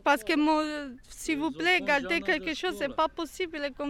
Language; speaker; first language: French; non-native, learner; Serbian